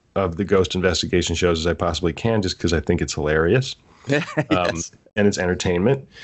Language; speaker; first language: English; native; English